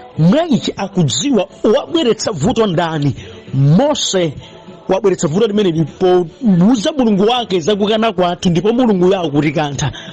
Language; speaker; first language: Nyanja; native; Nyanja